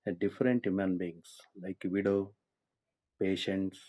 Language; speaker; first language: English; non-native, local second language; Kannada